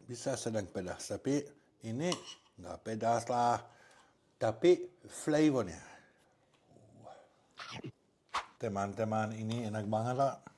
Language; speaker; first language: Indonesian; non-native, learner; French